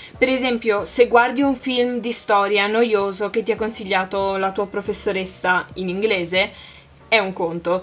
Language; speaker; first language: Italian; native; Italian